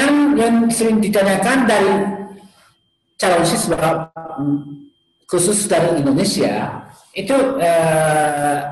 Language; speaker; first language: Indonesian; non-native, learner; Japanese